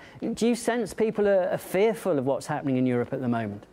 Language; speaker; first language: English; native; English